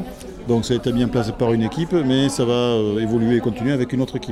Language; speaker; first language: French; native; French